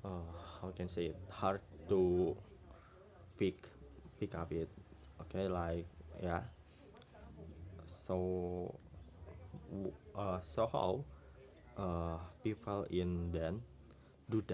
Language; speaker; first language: English; non-native, learner; Indonesian